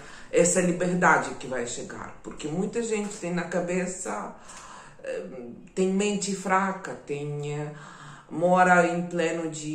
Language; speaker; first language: Portuguese; non-native, fluent; Ukrainian